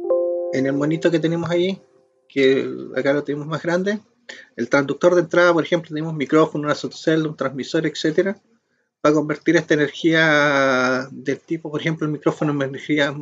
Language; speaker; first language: Spanish; native; Spanish